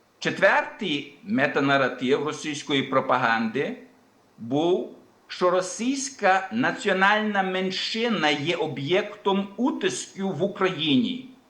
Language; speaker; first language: Ukrainian; early bilingual, heritage; Ukrainian